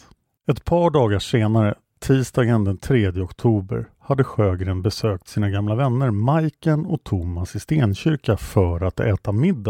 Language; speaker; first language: Swedish; native; Swedish